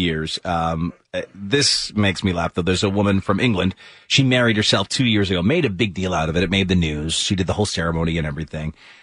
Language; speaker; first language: English; native; English